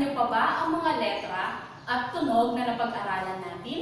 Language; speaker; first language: Filipino; native; Filipino